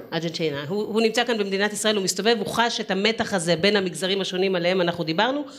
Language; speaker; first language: Hebrew; native; Hebrew